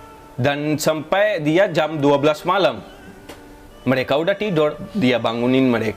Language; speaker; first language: Indonesian; non-native, fluent; Hindi